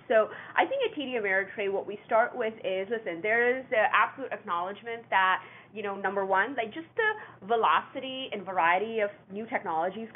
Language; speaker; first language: English; native; English